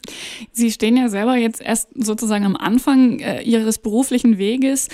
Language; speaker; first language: German; native; German